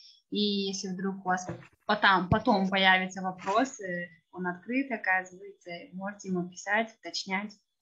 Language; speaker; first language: Russian; native; Russian